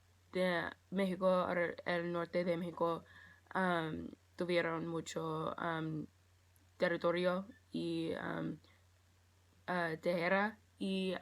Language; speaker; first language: Spanish; non-native, learner; English